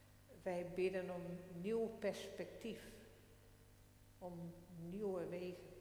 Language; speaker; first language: Dutch; non-native, local second language; Western Frisian